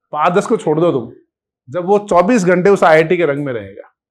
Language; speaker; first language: Hindi; native; Hindi